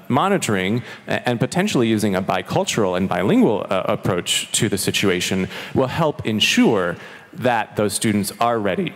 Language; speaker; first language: English; non-native, fluent; Chinese